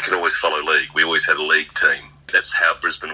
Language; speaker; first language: English; native; English